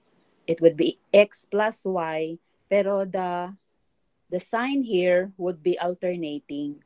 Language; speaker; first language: English; non-native, local second language; Filipino